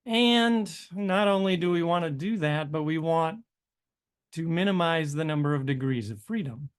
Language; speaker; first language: English; native; English